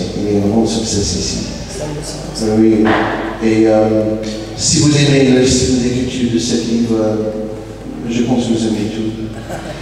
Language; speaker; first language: French; non-native, learner; English